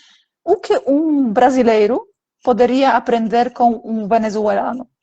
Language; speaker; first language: Portuguese; non-native, fluent; Polish